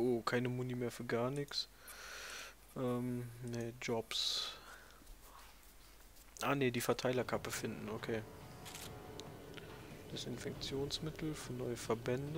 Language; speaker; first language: German; native; German